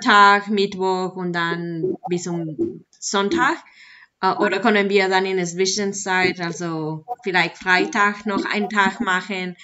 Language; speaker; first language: German; non-native, learner; Spanish